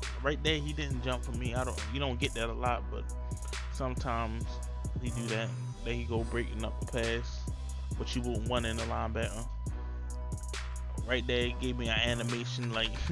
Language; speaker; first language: English; native; English